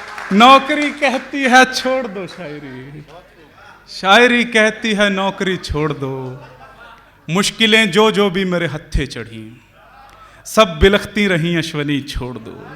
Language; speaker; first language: Hindi; native; Hindi